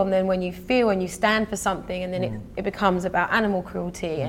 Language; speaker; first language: English; native; English